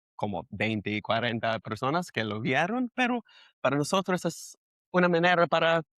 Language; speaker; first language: Spanish; non-native, learner; English